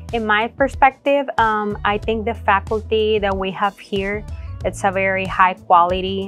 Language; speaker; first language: English; non-native, fluent; Spanish